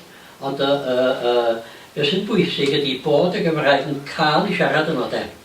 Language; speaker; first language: Welsh; native; Welsh